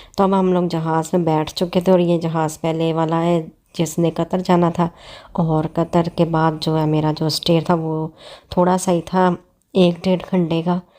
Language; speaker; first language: Urdu; non-native, local second language; Punjabi